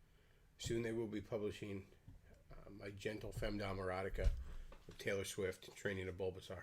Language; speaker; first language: English; native; English